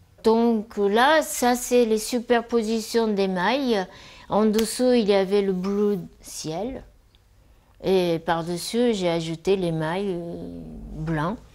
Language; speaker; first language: French; non-native, fluent; Japanese